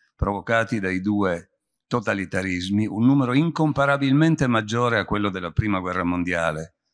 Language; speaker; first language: Italian; native; Italian